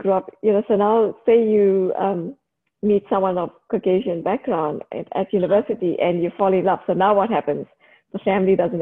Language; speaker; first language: English; native; English